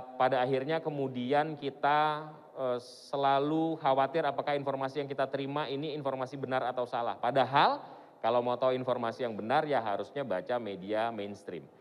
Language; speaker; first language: Indonesian; native; Indonesian